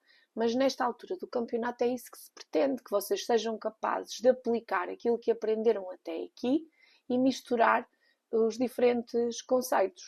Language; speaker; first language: Portuguese; native; Portuguese